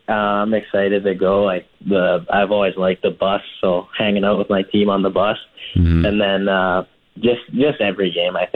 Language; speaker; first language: English; native; English